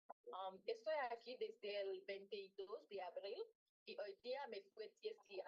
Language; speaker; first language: Spanish; non-native, learner; Haitian Creole